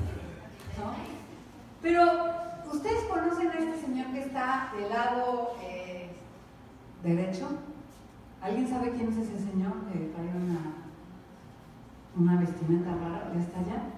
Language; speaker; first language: Spanish; native; Spanish